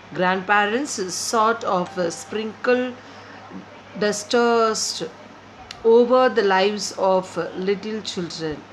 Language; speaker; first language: English; non-native, local second language; Tamil